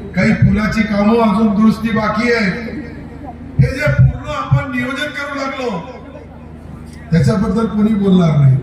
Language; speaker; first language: Marathi; non-native, local second language; Urdu